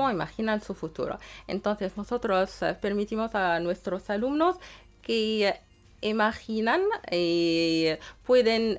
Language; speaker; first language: Spanish; non-native, fluent; Arabic